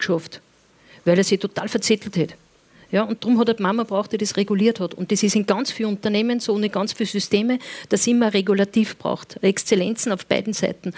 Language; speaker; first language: German; native; German